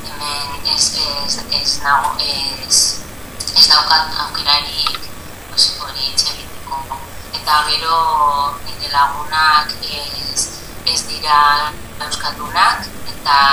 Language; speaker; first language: Basque; non-native, learner; Spanish